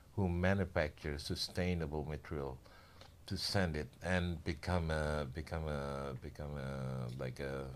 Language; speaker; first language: English; non-native, learner; Indonesian